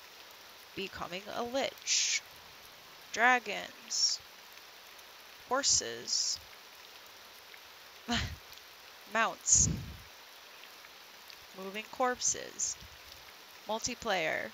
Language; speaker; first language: English; native; English